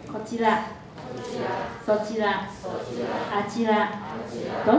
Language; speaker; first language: Japanese; non-native, fluent; Chinese